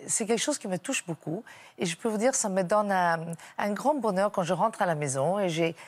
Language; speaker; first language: French; non-native, fluent; Italian